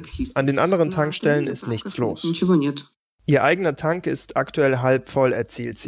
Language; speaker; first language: German; native; German